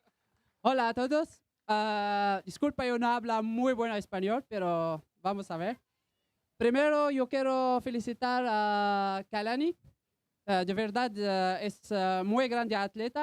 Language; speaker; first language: Spanish; non-native, learner; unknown